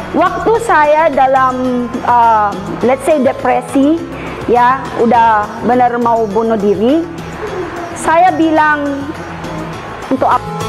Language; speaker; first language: Indonesian; non-native, fluent; Filipino